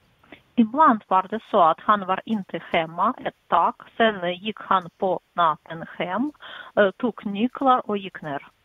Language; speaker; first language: Swedish; non-native, fluent; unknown